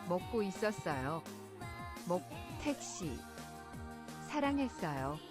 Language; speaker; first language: Korean; non-native, learner; English